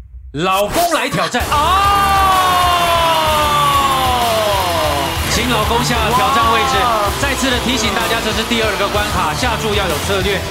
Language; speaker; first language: Chinese; native; Chinese